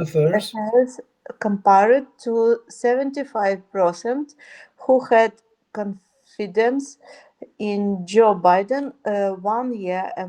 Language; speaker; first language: English; non-native, learner; Ukrainian